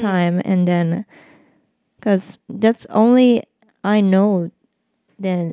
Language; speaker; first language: English; non-native, fluent; Japanese